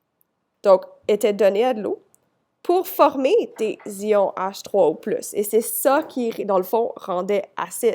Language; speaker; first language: French; native; French